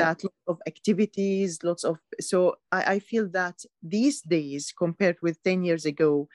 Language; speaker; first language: English; non-native, learner; Arabic